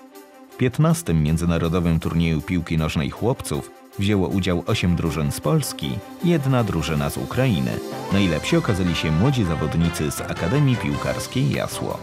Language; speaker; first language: Polish; native; Polish